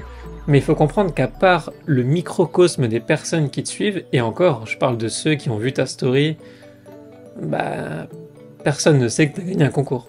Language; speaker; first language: French; native; French